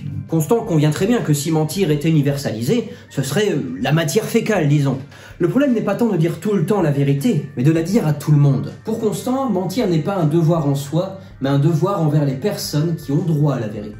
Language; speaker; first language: French; native; French